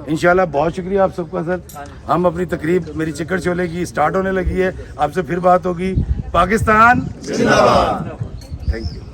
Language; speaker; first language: Urdu; non-native, local second language; Punjabi